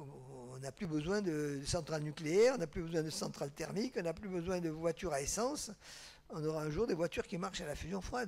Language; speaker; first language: French; native; French